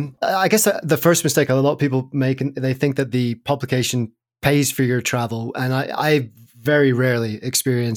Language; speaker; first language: English; native; English